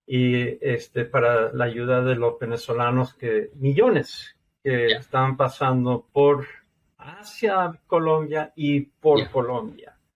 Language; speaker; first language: Spanish; non-native, fluent; English